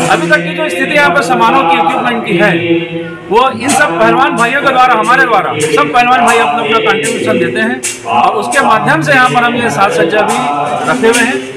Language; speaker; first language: Hindi; native; Hindi